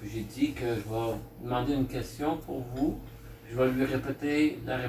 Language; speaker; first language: French; native; French